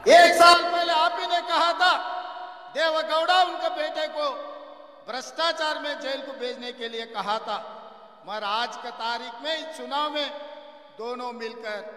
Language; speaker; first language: Hindi; non-native, local second language; Telugu